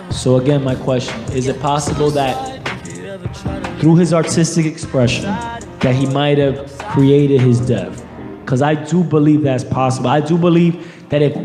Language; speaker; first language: English; early bilingual, other home language; Spanish